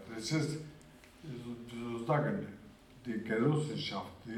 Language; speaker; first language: German; early bilingual, other home language; Turkish